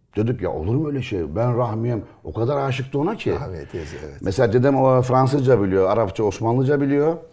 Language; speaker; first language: Turkish; native; Turkish